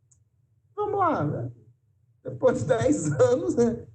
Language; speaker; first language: Portuguese; native; Portuguese